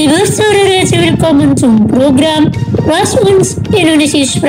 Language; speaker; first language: German; non-native, fluent; Indonesian